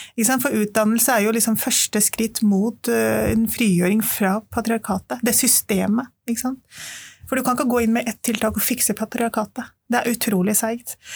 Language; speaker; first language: Norwegian; early bilingual, other home language; Urdu